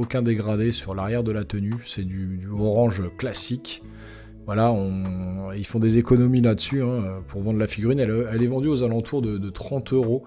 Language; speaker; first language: French; native; French